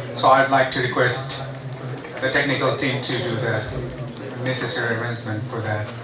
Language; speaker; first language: English; non-native, local second language; Nepali